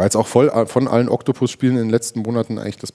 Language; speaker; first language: German; native; German